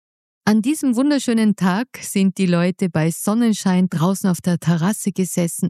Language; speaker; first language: German; native; German